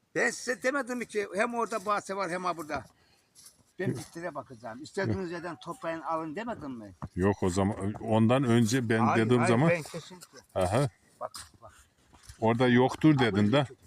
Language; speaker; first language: Turkish; native; Turkish